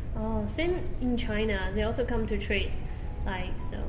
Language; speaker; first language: English; non-native, learner; Chinese